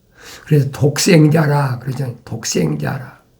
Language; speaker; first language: Korean; native; Korean